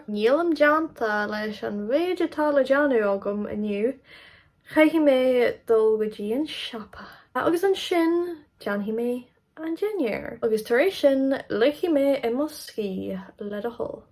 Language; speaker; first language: Irish; non-native, local second language; English